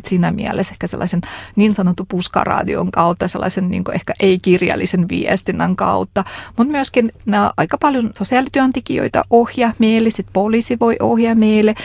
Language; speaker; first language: Finnish; non-native, fluent; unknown